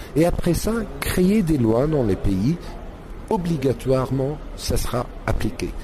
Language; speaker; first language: French; non-native, fluent; Arabic